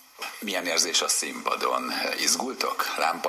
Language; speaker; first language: Hungarian; native; Hungarian